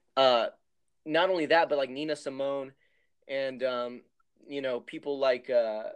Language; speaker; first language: English; native; English